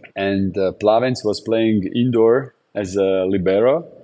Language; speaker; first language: English; non-native, fluent; Latvian